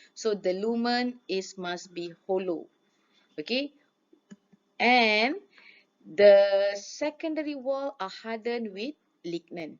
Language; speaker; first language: English; non-native, local second language; Malay